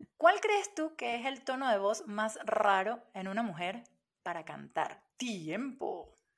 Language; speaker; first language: Spanish; native; Spanish